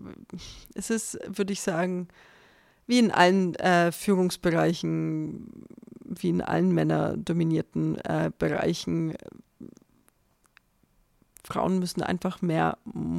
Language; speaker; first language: German; native; German